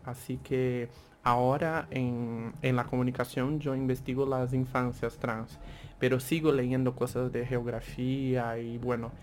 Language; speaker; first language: Spanish; non-native, fluent; Portuguese